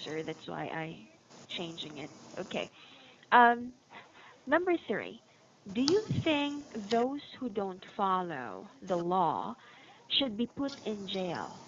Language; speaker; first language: English; non-native, fluent; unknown